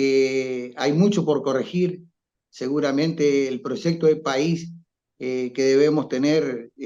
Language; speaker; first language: Spanish; native; Spanish